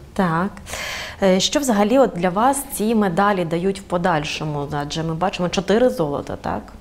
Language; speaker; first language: Ukrainian; native; Ukrainian